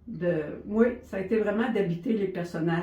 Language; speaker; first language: French; native; French